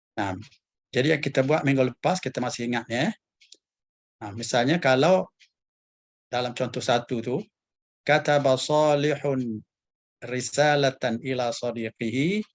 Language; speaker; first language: Malay; native; Malay